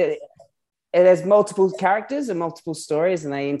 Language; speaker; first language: English; native; English